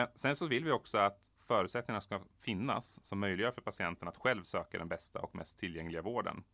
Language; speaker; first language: Swedish; native; Swedish